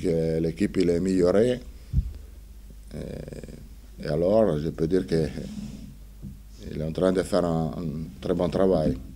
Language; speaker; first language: French; non-native, fluent; Italian